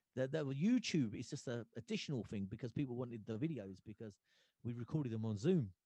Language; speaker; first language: English; early bilingual, other home language; Punjabi